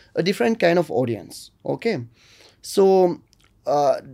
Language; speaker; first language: English; non-native, fluent; French